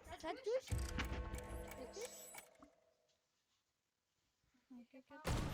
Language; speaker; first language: French; native; French